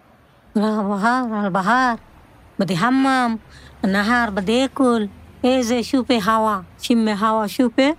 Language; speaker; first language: Arabic; non-native, learner; Bangla